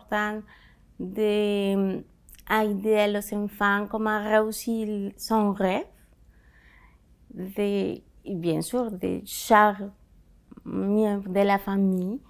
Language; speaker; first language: French; non-native, learner; Spanish